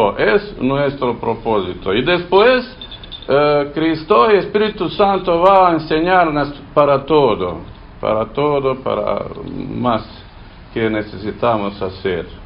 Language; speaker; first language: Spanish; non-native, learner; Serbian